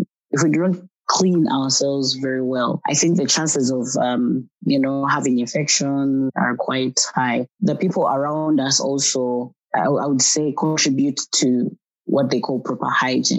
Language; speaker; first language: English; non-native, local second language; Ganda